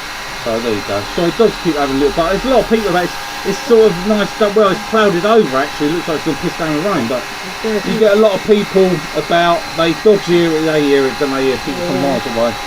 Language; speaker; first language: English; native; English